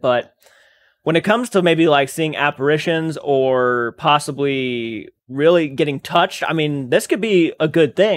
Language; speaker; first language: English; native; English